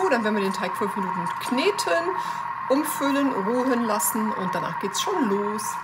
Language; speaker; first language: German; native; German